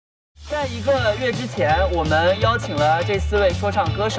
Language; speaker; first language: Chinese; native; Chinese